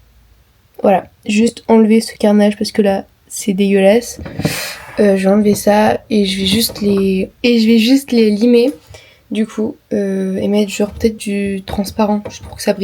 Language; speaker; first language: French; native; French